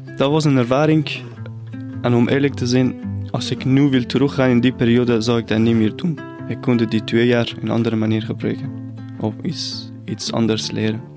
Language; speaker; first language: Dutch; non-native, fluent; Persian